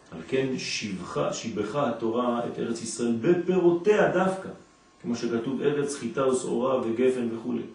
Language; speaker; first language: Hebrew; non-native, fluent; French